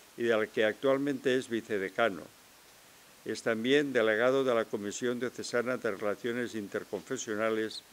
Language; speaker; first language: Spanish; native; Spanish